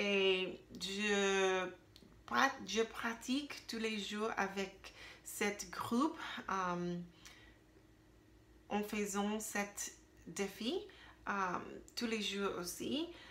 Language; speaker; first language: French; non-native, learner; English